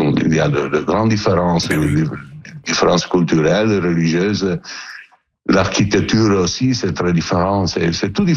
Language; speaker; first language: French; non-native, fluent; Italian